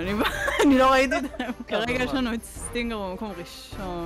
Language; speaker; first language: Hebrew; native; Hebrew